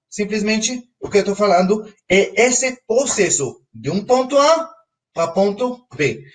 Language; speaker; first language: Portuguese; non-native, fluent; Hebrew